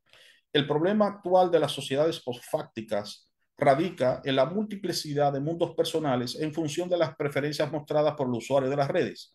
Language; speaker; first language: Spanish; native; Spanish